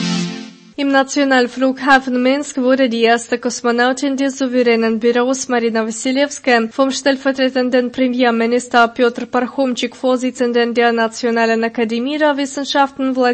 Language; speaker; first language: German; non-native, fluent; Russian